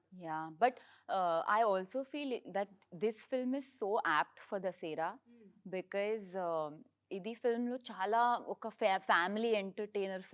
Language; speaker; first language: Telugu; non-native, learner; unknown